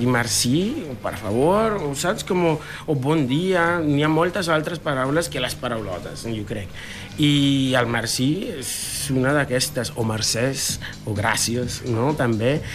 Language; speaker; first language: Catalan; non-native, fluent; Spanish